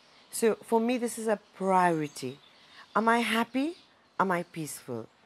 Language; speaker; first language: English; non-native, local second language; Morisyen